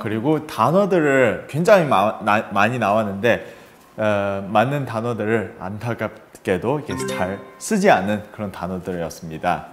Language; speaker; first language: Korean; non-native, fluent; Chinese